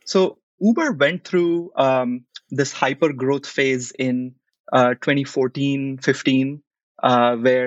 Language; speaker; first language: English; non-native, local second language; Hindi